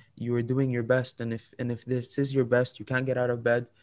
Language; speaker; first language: English; non-native, fluent; Arabic